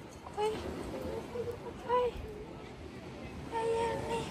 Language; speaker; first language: Swedish; non-native, learner; Filipino